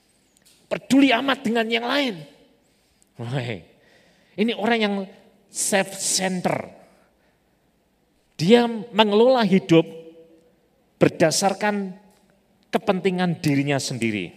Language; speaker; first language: Indonesian; native; Indonesian